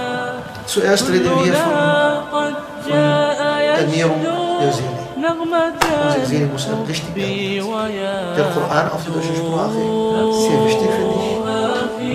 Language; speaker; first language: German; non-native, fluent; Arabic